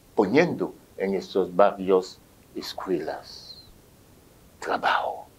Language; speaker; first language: Spanish; non-native, fluent; Haitian Creole